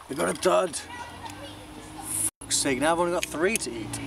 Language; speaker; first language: English; native; English